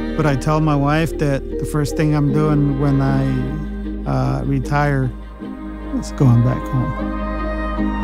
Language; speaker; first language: English; early bilingual, other home language; Spanish